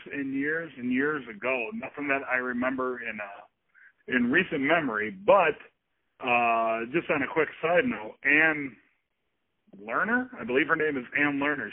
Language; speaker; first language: English; native; English